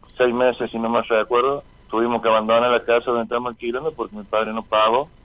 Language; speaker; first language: Spanish; native; Spanish